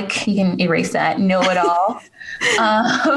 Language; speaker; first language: English; native; English